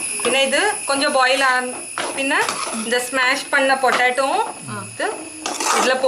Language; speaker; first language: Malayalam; non-native, learner; Tamil